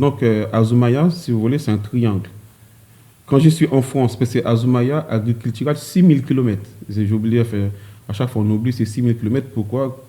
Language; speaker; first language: French; early bilingual, other home language; Haitian Creole